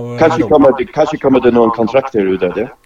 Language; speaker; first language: Danish; non-native, local second language; Faroese